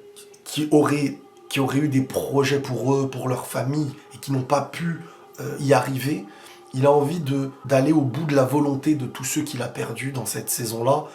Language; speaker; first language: French; native; French